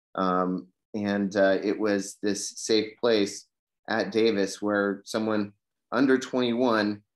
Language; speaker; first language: English; native; English